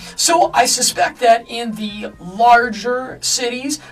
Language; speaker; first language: English; native; English